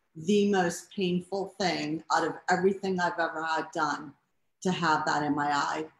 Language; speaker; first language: English; native; English